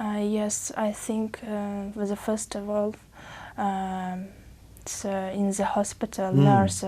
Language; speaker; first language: English; non-native, learner; Uzbek